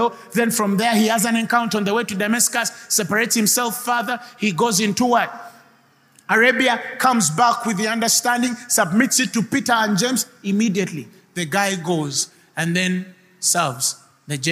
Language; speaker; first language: English; non-native, local second language; Ganda